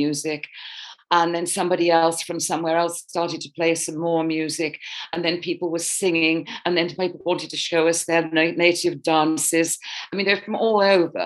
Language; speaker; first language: English; native; English